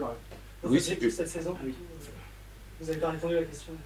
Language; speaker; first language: French; native; French